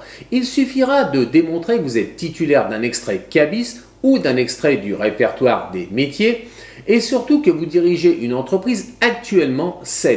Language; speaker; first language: French; native; French